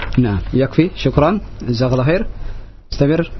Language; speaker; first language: Arabic; non-native, fluent; Indonesian